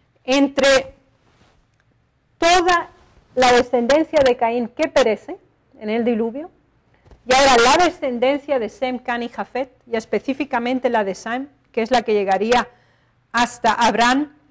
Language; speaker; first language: Spanish; native; Spanish